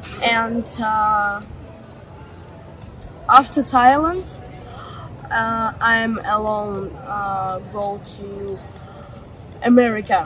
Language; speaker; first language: English; non-native, learner; Russian